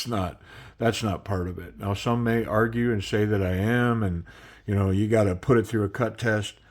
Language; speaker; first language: English; native; English